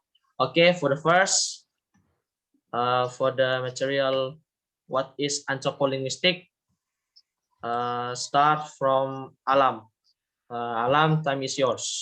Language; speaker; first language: English; non-native, learner; Indonesian